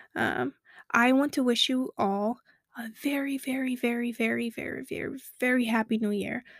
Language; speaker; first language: English; early bilingual, other home language; Kabuverdianu